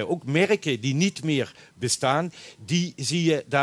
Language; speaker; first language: Dutch; native; Dutch